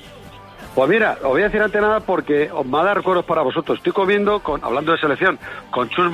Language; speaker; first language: Spanish; native; Spanish